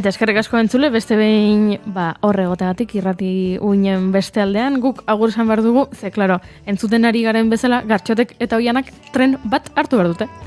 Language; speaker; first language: Basque; native; Basque